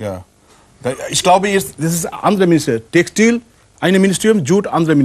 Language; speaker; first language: German; non-native, learner; Bangla